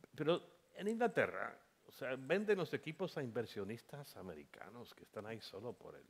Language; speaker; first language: Spanish; non-native, fluent; English